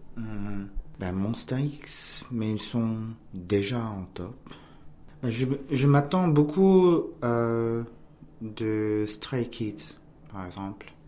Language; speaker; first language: French; non-native, fluent; Korean